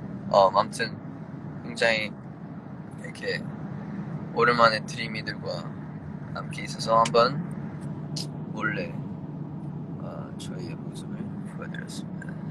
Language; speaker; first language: Korean; early bilingual, other home language; English